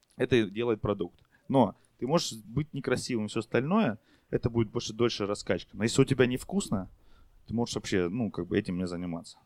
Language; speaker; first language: Russian; native; Russian